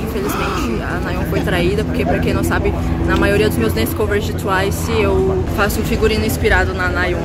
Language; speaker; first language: Portuguese; native; Portuguese